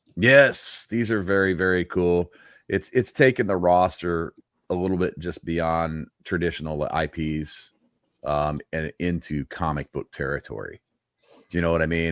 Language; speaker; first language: English; native; English